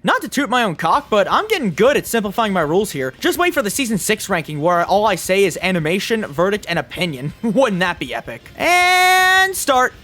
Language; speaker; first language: English; native; English